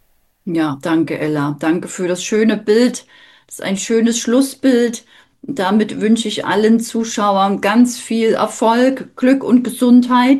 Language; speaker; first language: German; native; German